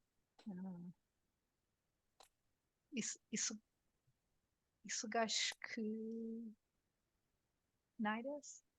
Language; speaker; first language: Japanese; non-native, learner; English